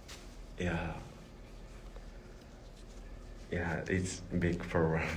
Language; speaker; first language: English; non-native, learner; Japanese